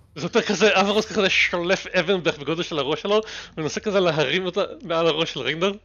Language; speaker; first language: Hebrew; native; Hebrew